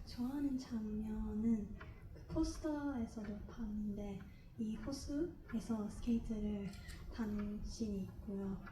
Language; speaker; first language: Korean; non-native, learner; Japanese